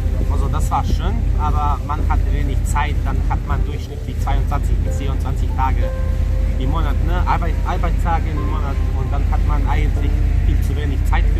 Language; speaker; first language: German; non-native, fluent; Serbian